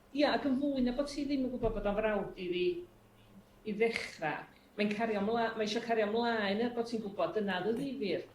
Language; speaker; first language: Welsh; native; Welsh